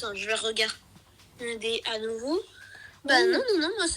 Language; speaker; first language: French; native; French